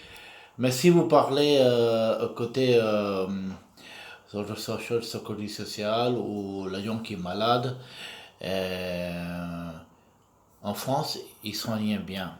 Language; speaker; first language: French; non-native, learner; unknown